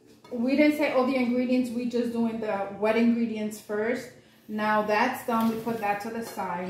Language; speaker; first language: English; native; English